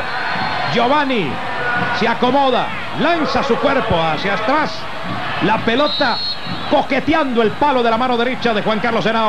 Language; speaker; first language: Spanish; native; Spanish